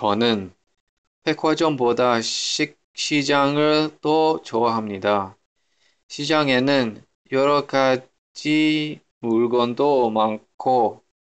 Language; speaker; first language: Korean; non-native, learner; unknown